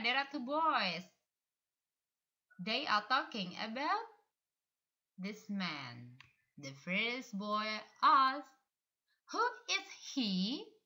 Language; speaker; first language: English; non-native, fluent; Indonesian